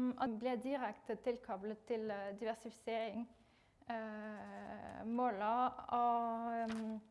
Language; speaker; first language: Norwegian; non-native, fluent; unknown